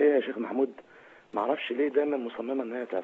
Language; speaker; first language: Arabic; native; Arabic